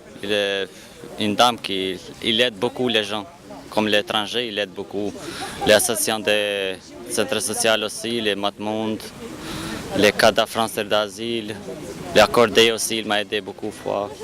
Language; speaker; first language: French; non-native, learner; Albanian